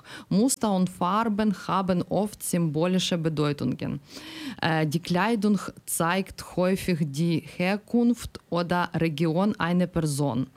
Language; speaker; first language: German; non-native, learner; Ukrainian